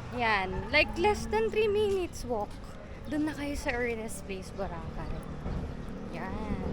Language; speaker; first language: Filipino; native; Filipino